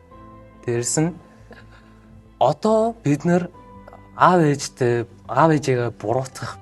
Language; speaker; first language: Mongolian; early bilingual, heritage; Mongolian